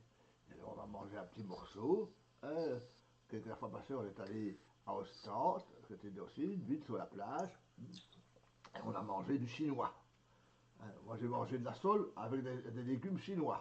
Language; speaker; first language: French; native; French